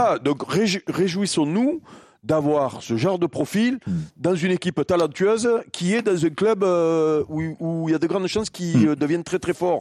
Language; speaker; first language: French; native; French